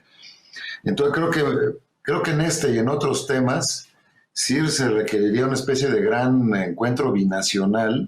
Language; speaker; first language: Spanish; native; Spanish